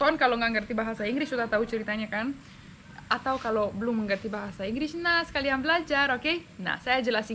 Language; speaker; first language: Indonesian; non-native, fluent; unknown